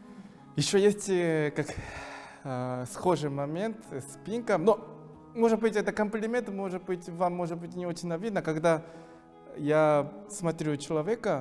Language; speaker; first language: Russian; non-native, fluent; Korean